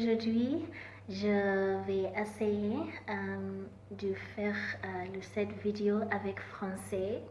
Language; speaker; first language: French; non-native, learner; Southern Sotho